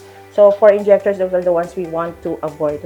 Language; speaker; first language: English; non-native, local second language; Filipino